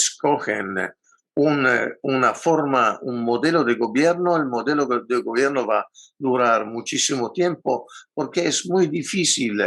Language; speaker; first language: Spanish; non-native, fluent; Italian